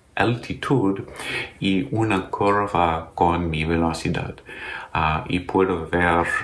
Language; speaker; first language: Spanish; non-native, learner; English